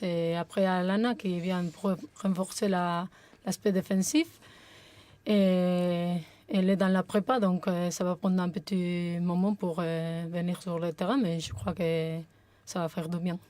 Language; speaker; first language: French; non-native, fluent; Spanish